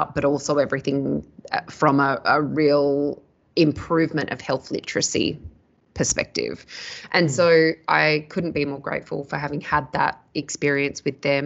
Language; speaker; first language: English; native; English